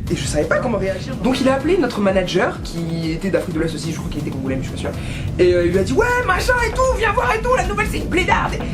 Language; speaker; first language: French; native; French